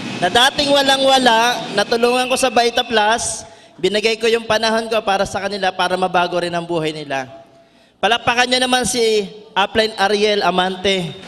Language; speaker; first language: Filipino; non-native, local second language; Bikol